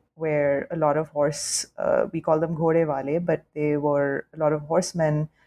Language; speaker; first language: English; non-native, local second language; Urdu